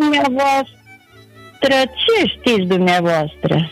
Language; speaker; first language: Romanian; native; Romanian